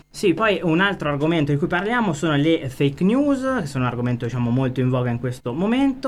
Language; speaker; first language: Italian; native; Italian